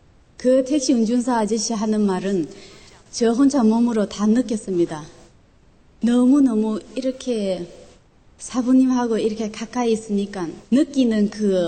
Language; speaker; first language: Korean; non-native, local second language; Chinese